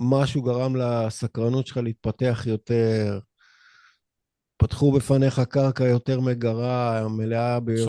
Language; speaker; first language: Hebrew; native; Hebrew